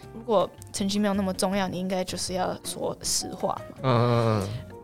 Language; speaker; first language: Chinese; non-native, fluent; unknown